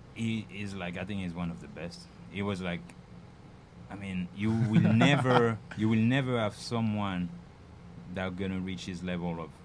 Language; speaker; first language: English; non-native, fluent; French